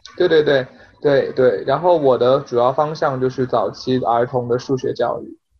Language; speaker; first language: Chinese; native; Chinese